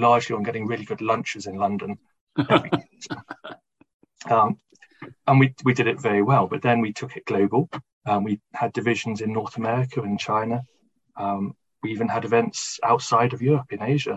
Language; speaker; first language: English; native; English